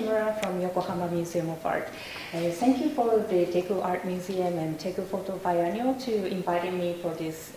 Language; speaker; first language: English; non-native, fluent; Japanese